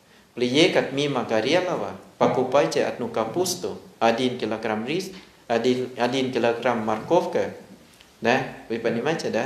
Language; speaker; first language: Russian; non-native, learner; Thai